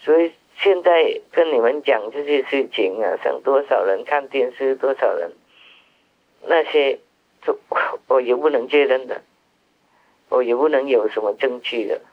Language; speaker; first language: Chinese; non-native, fluent; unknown